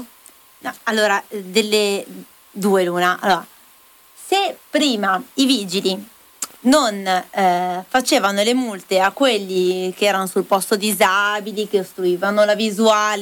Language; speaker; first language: Italian; native; Italian